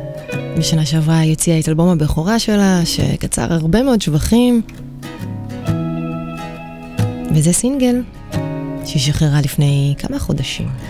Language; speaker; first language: Hebrew; native; Hebrew